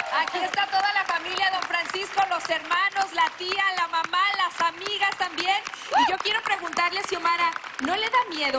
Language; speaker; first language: Spanish; native; Spanish